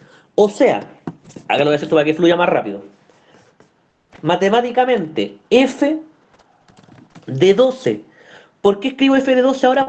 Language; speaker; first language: Spanish; native; Spanish